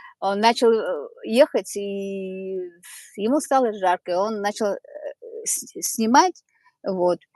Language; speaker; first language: Russian; non-native, local second language; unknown